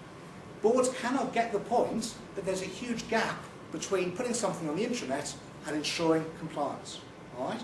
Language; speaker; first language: English; native; English